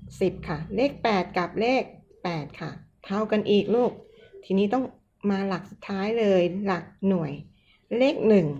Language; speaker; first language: Thai; native; Thai